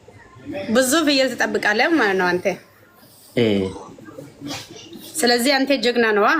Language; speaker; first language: Amharic; non-native, local second language; Oromo